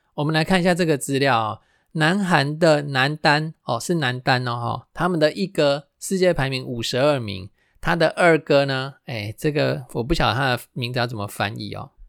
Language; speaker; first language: Chinese; non-native, local second language; Min Nan Chinese